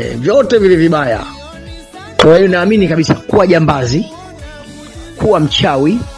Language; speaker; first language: Swahili; native; Swahili